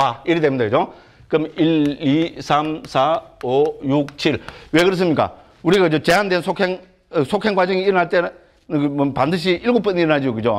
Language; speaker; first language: Korean; native; Korean